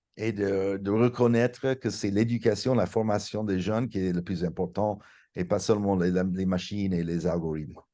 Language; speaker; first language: French; non-native, fluent; English